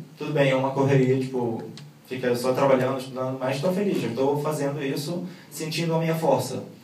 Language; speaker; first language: Portuguese; non-native, fluent; Arabic